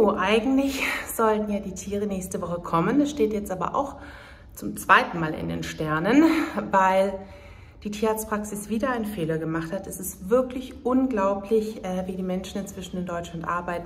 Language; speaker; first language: German; native; German